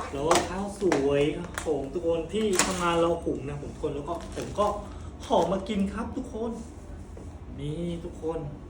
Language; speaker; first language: Thai; non-native, local second language; Northern Khmer